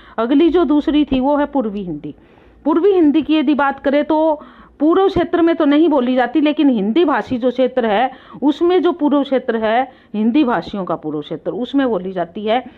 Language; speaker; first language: Hindi; native; Hindi